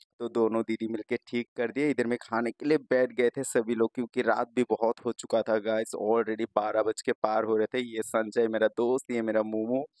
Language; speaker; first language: Hindi; non-native, local second language; Bangla